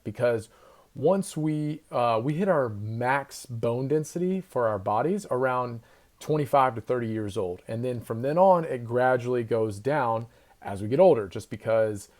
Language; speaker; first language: English; native; English